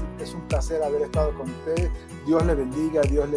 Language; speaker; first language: Spanish; native; Spanish